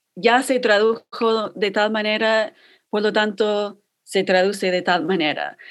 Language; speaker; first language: Spanish; non-native, fluent; English